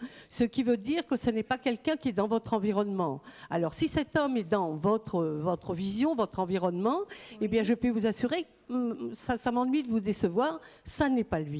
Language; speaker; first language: French; native; French